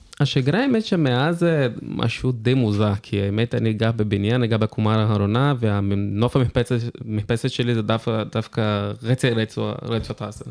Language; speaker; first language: Hebrew; non-native, fluent; Portuguese